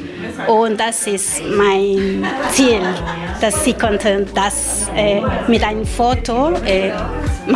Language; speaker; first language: German; non-native, learner; Spanish